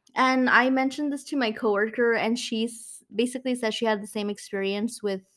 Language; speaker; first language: English; non-native, fluent; Spanish